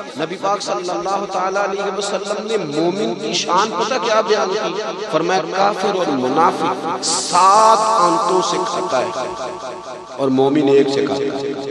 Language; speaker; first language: Urdu; non-native, local second language; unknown